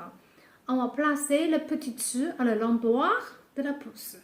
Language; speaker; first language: French; non-native, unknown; Japanese